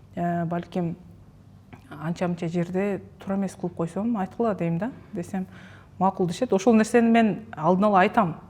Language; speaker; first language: Kyrgyz; native; Kyrgyz